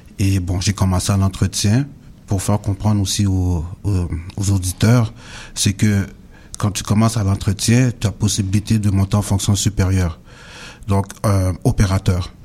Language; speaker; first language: French; native; French